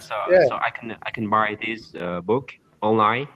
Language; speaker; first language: English; non-native, learner; Vietnamese